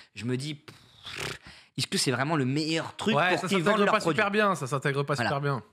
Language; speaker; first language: French; native; French